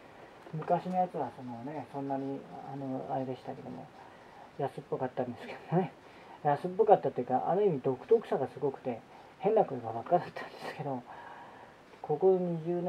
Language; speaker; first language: Japanese; native; Japanese